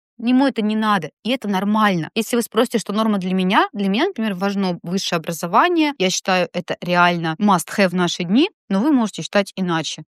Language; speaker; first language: Russian; native; Russian